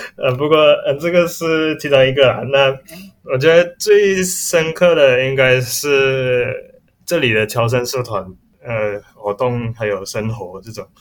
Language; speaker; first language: Chinese; native; Chinese